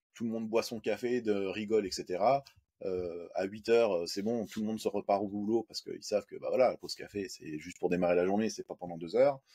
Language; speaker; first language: French; native; French